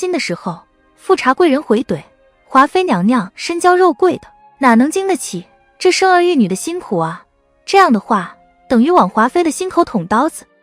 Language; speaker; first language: Chinese; native; Chinese